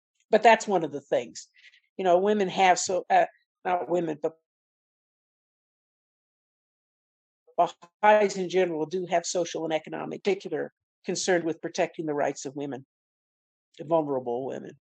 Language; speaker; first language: English; native; English